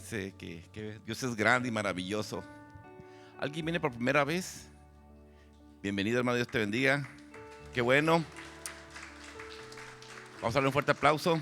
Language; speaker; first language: Spanish; native; Spanish